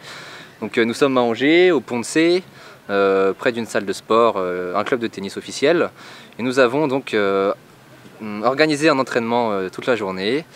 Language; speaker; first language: French; native; French